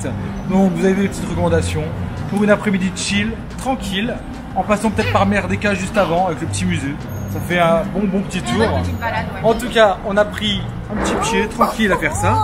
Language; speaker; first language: French; native; French